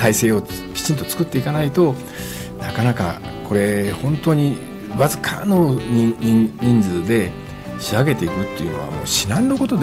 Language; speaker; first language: Japanese; native; Japanese